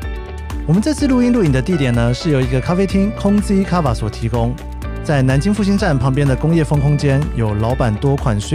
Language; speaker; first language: Chinese; native; Chinese